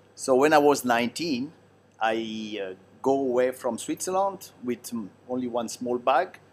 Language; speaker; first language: English; non-native, learner; Italian